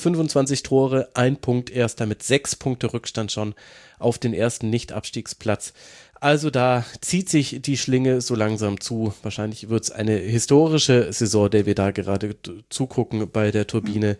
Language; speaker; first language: German; native; German